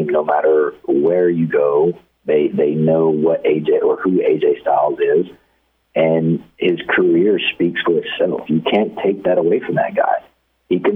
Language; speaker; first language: English; native; English